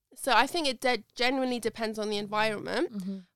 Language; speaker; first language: English; early bilingual, other home language; Arabic